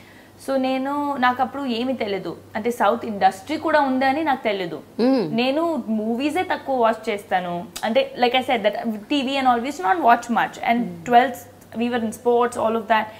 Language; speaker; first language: Telugu; non-native, local second language; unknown